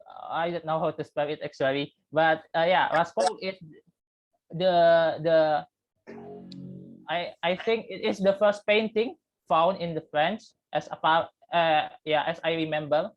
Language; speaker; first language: English; non-native, learner; Indonesian